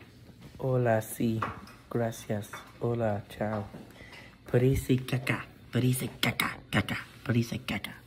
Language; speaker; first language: Spanish; non-native, learner; English